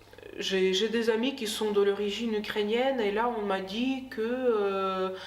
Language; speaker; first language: French; non-native, fluent; Ukrainian